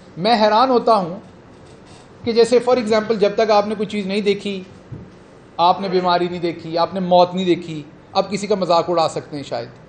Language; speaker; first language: Urdu; non-native, local second language; Punjabi